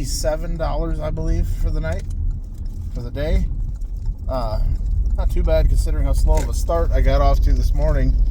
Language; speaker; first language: English; native; English